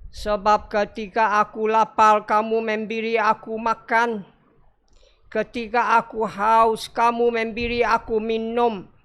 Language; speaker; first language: Malay; non-native, local second language; Chinese